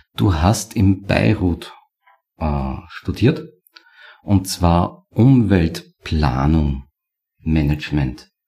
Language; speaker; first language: German; native; German